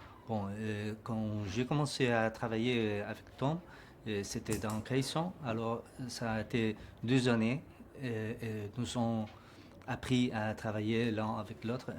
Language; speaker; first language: French; non-native, learner; Spanish